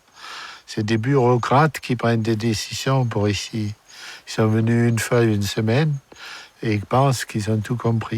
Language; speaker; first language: French; non-native, fluent; German